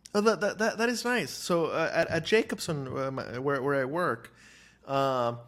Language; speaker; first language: English; non-native, fluent; Spanish